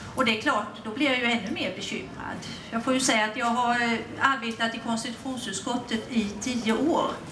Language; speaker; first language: Swedish; native; Swedish